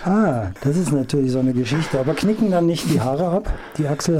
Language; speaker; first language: German; native; German